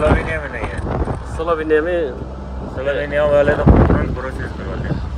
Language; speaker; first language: Hindi; native; Hindi